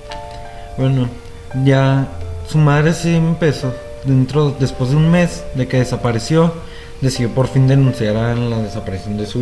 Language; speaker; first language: Spanish; native; Spanish